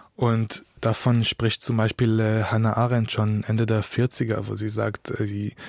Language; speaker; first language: German; non-native, fluent; Hebrew